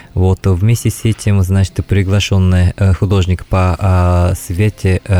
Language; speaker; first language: Russian; non-native, fluent; Japanese